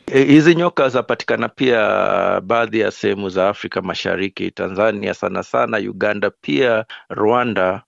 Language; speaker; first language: Swahili; non-native, local second language; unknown